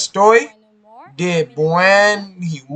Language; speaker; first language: Spanish; non-native, learner; English